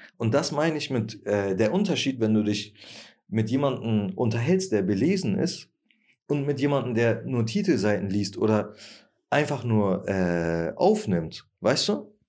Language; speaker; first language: German; early bilingual, other home language; Turkish